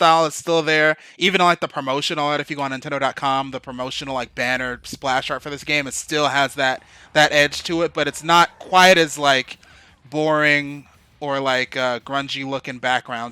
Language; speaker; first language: English; native; English